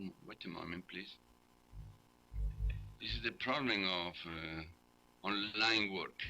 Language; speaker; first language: English; non-native, learner; Spanish